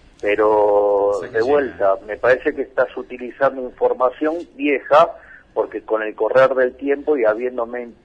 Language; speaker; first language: Spanish; native; Spanish